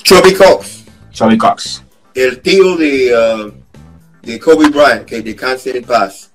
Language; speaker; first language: Spanish; non-native, fluent; English